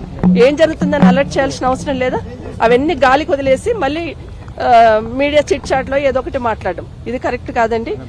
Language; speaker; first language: Telugu; native; Telugu